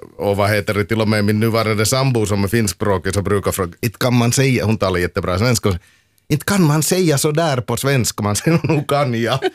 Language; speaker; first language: Swedish; native; Swedish